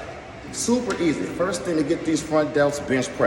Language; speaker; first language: English; native; English